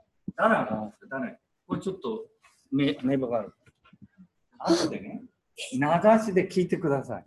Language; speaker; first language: Japanese; native; Japanese